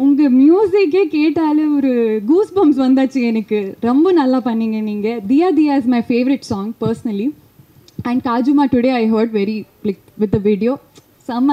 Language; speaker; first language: Tamil; non-native, fluent; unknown